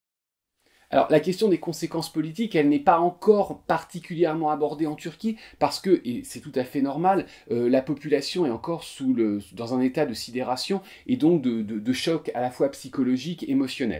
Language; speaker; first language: French; native; French